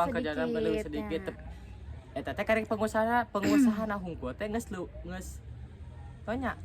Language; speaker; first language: Sundanese; native; Sundanese